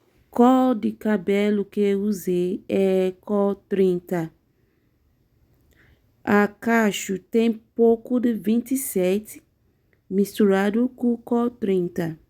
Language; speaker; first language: Portuguese; non-native, learner; English